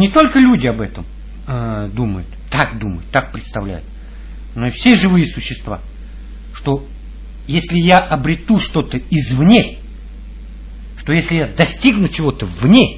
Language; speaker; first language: Russian; native; Russian